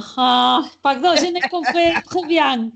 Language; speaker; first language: French; non-native, learner; Catalan